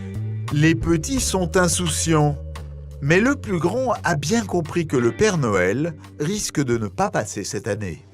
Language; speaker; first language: French; native; French